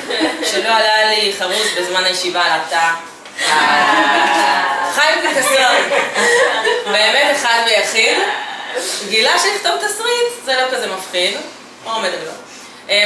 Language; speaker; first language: Hebrew; native; Hebrew